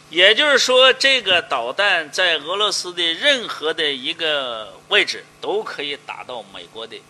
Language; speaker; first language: Chinese; native; Chinese